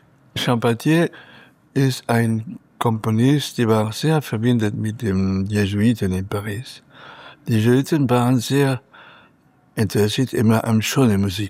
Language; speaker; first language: German; non-native, fluent; Catalan